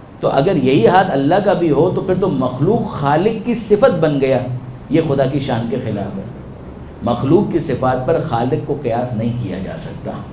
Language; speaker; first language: Urdu; non-native, local second language; Gujarati